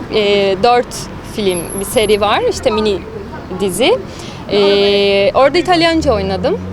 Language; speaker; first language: Turkish; non-native, fluent; Portuguese